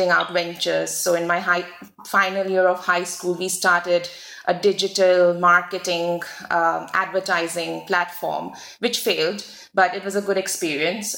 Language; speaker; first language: English; native; English